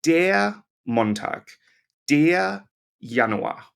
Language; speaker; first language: German; non-native, fluent; English